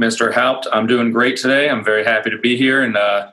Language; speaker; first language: English; native; English